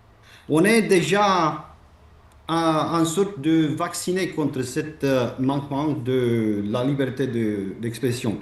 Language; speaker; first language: French; non-native, fluent; Romanian